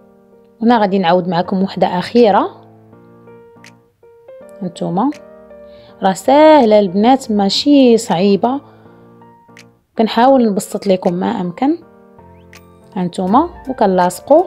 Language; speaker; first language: Arabic; native; Arabic